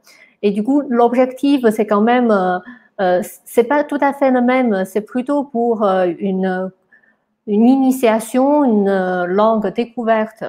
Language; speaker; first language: French; non-native, fluent; Chinese